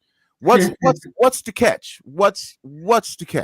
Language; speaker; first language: English; native; English